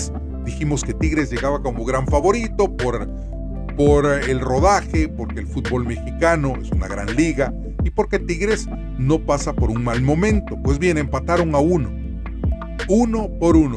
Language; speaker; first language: Spanish; native; Spanish